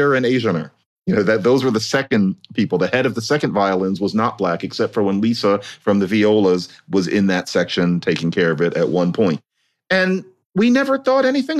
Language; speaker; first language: English; native; English